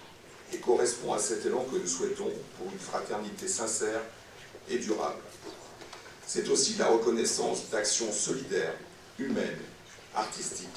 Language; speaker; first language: French; native; French